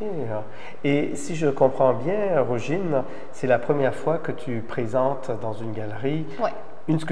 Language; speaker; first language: French; native; French